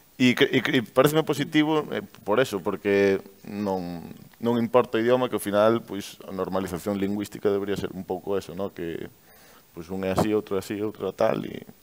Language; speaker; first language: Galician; native; Galician